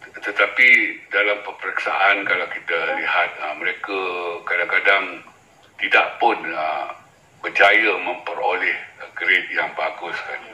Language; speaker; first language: Malay; native; Malay